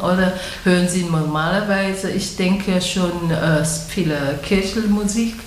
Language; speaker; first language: German; non-native, learner; Chinese